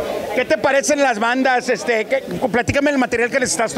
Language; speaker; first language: Spanish; native; Spanish